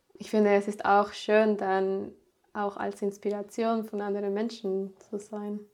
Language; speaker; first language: German; non-native, fluent; Spanish